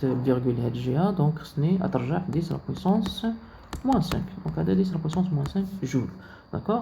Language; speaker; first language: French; non-native, local second language; Arabic